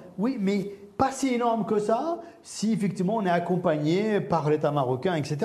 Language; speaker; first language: French; early bilingual, other home language; Arabic